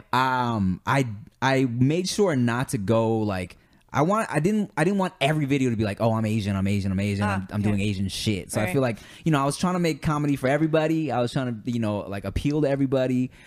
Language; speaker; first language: English; native; English